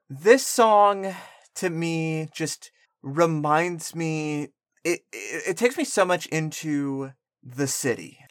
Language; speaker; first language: English; early bilingual, other home language; Spanish